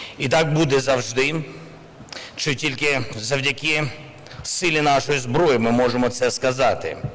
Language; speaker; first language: Ukrainian; non-native, local second language; Russian